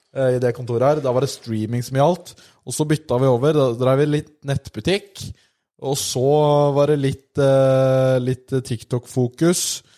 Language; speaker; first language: Norwegian; native; Norwegian